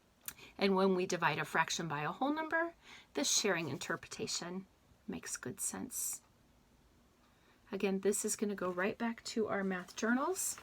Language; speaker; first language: English; native; English